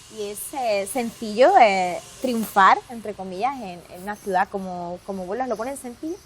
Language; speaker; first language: Spanish; native; Spanish